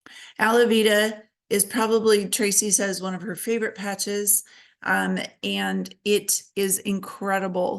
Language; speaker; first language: English; native; English